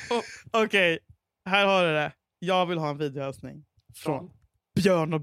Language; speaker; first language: Swedish; native; Swedish